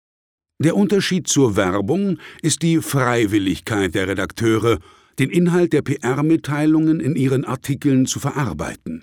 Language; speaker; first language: German; native; German